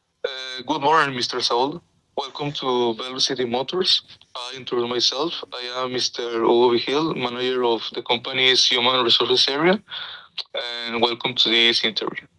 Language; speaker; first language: English; non-native, learner; Spanish